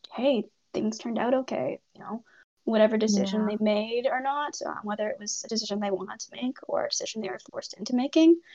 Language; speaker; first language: English; native; English